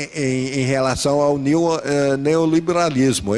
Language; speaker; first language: Portuguese; non-native, fluent; English